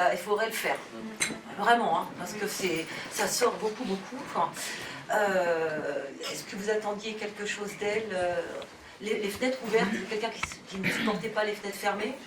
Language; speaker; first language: French; native; French